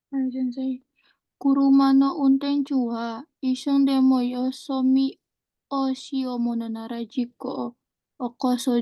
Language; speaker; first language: Japanese; non-native, learner; Indonesian